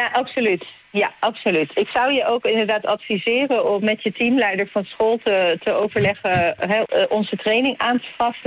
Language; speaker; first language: Dutch; native; Dutch